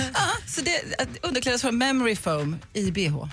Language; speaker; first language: Swedish; native; Swedish